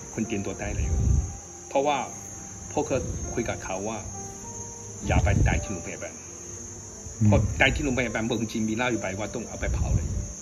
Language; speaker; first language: Thai; non-native, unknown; Chinese